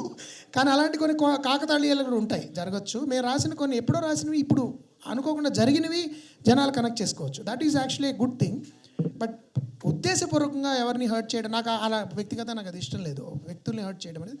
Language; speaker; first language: Telugu; native; Telugu